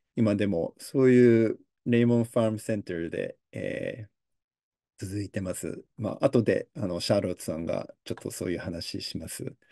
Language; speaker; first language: Japanese; early bilingual, heritage; Japanese